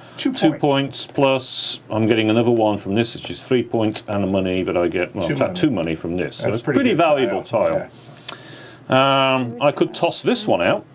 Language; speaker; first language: English; native; English